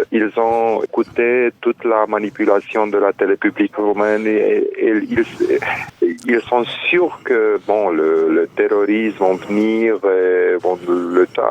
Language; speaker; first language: French; non-native, fluent; Romanian